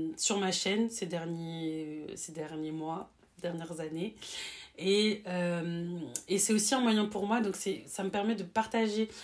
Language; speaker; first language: French; native; French